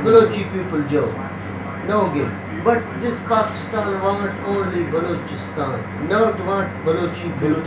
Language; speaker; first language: English; non-native, learner; Baluchi